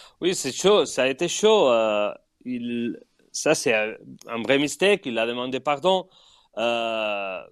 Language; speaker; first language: French; non-native, learner; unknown